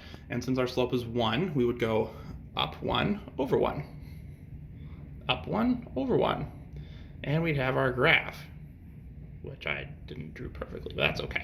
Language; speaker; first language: English; native; English